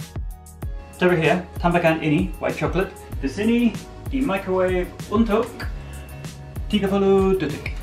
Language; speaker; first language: Indonesian; non-native, fluent; English